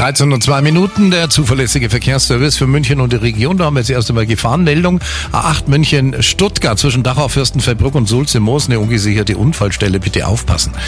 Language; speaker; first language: German; native; German